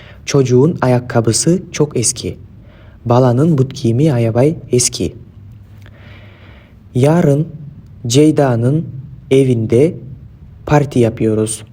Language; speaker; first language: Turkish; non-native, fluent; Kyrgyz